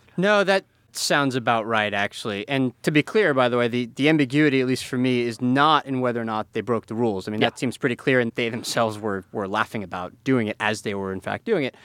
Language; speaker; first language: English; early bilingual, other home language; Spanish